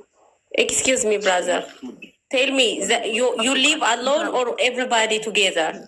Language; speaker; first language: English; non-native, learner; Amharic